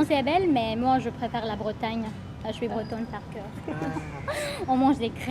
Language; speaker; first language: French; non-native, fluent; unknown